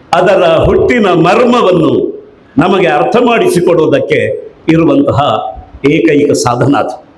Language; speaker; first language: Kannada; native; Kannada